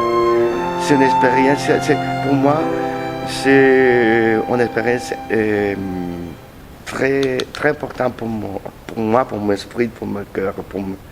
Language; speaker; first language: French; non-native, learner; Spanish